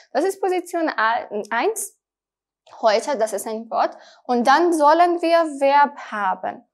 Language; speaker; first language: German; non-native, fluent; Persian